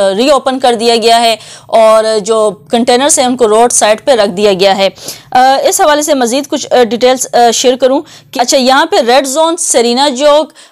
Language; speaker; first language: Urdu; native; Urdu